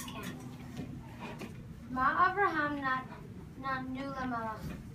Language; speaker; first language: Hebrew; non-native, learner; English